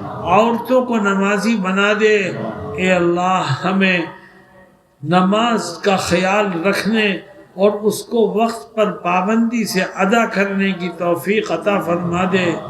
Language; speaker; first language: Urdu; native; Urdu